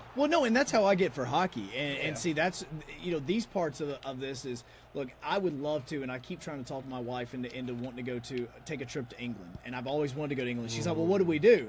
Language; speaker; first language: English; native; English